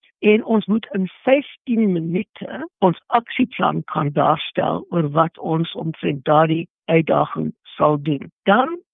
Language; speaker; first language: Afrikaans; non-native, local second language; English